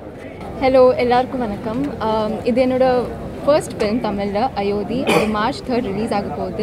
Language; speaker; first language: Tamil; non-native, fluent; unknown